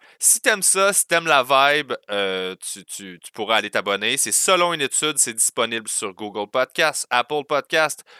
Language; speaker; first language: French; native; French